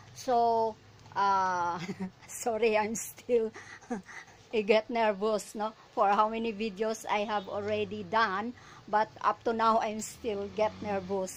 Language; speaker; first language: English; non-native, local second language; Filipino